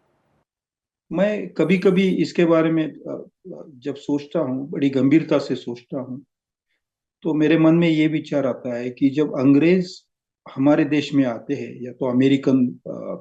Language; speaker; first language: Hindi; non-native, local second language; Marathi